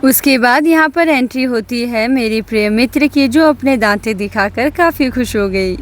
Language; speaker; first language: Hindi; early bilingual, other home language; Nepali